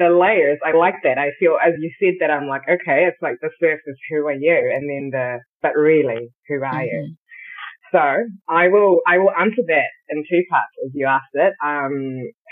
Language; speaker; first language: English; early bilingual, other home language; Shona